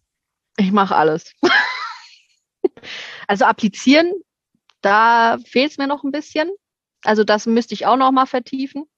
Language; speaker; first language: German; native; German